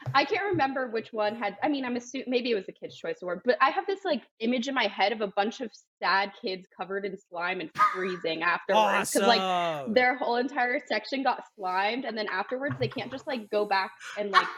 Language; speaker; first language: English; native; English